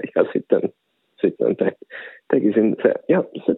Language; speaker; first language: Finnish; non-native, local second language; Swedish